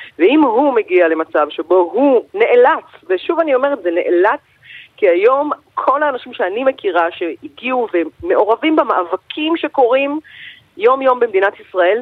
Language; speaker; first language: Hebrew; native; Hebrew